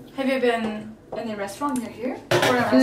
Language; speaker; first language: English; non-native, learner; Korean